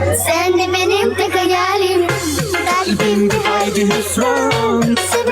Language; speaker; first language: Russian; non-native, learner; Turkish